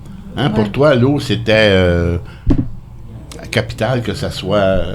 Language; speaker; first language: French; native; French